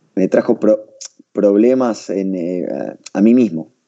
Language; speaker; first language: Spanish; native; Spanish